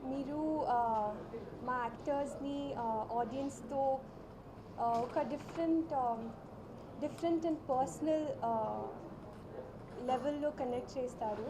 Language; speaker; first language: Telugu; non-native, learner; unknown